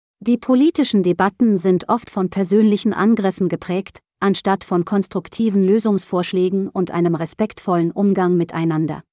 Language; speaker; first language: German; native; German